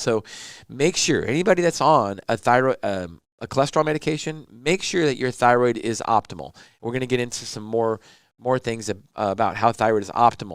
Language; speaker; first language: English; native; English